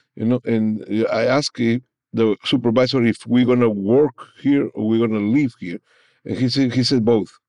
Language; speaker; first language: English; non-native, learner; Spanish